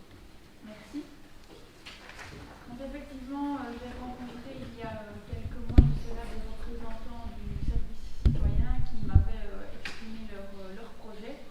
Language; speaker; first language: French; native; French